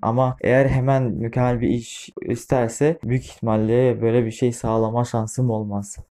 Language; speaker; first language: Turkish; non-native, fluent; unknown